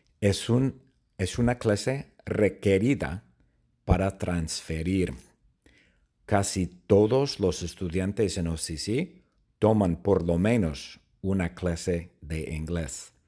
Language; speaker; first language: Spanish; non-native, fluent; English